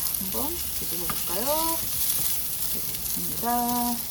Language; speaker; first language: Korean; native; Korean